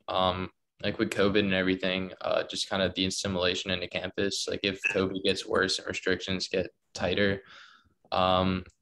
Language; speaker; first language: English; native; English